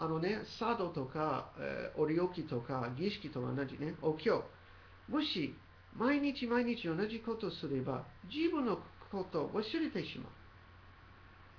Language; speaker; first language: Japanese; non-native, learner; English